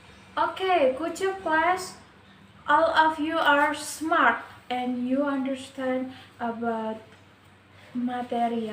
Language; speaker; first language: English; non-native, learner; Indonesian